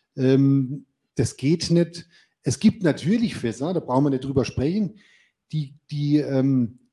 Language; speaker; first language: German; native; German